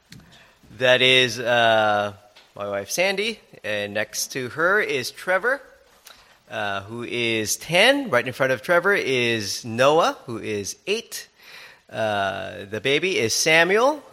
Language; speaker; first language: English; non-native, local second language; Filipino